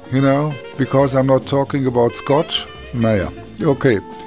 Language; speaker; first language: English; non-native, fluent; German